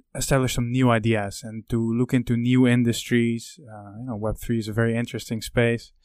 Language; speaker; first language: English; non-native, fluent; Dutch